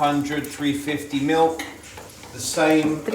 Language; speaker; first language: English; native; English